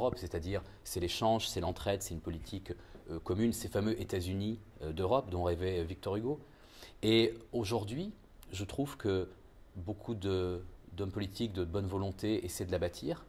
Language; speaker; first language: French; native; French